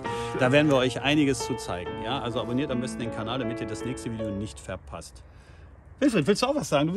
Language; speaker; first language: German; native; German